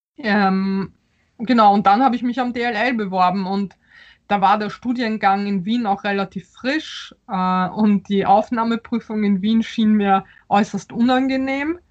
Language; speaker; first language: German; early bilingual, other home language; Polish